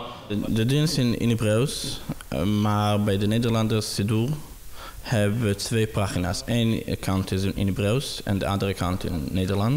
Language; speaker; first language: Dutch; non-native, learner; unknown